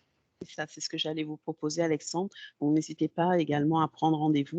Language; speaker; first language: French; native; French